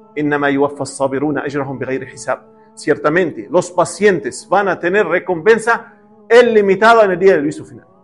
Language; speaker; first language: Spanish; non-native, learner; Arabic